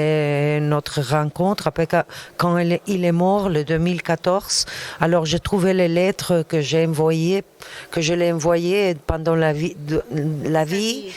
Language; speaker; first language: French; non-native, fluent; Arabic